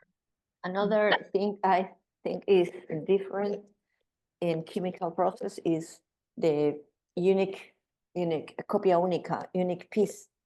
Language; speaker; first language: English; non-native, learner; Spanish